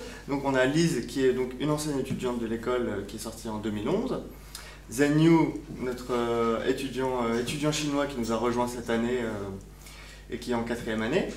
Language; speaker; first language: French; native; French